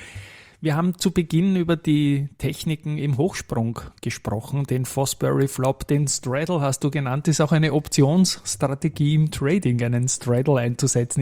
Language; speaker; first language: German; native; German